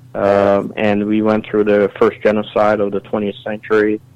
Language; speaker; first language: English; early bilingual, other home language; Assyrian Neo-Aramaic